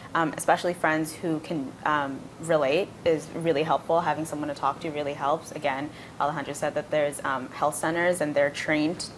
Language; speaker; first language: English; non-native, local second language; Bangla